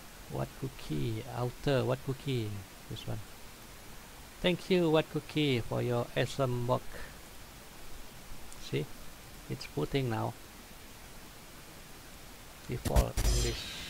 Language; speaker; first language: English; non-native, local second language; Malay